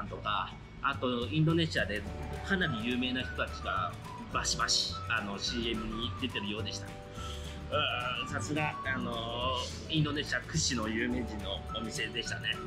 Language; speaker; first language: Japanese; native; Japanese